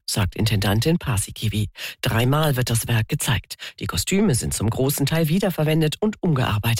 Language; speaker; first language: German; native; German